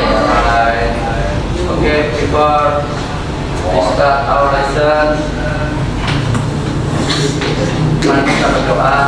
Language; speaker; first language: English; non-native, learner; Indonesian